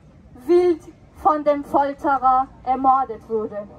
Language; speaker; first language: German; non-native, fluent; Persian